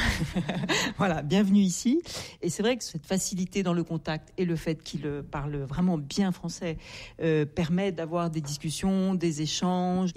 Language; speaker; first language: French; native; French